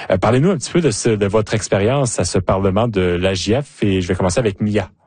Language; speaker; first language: French; native; French